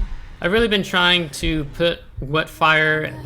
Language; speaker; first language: English; native; English